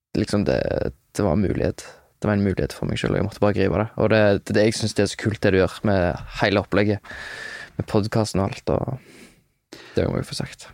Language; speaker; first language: Norwegian; native; Norwegian